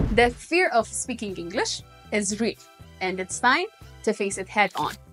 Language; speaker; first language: English; non-native, local second language; Amharic